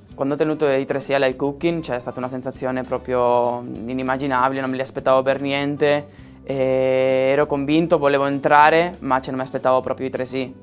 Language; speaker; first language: Italian; non-native, fluent; Spanish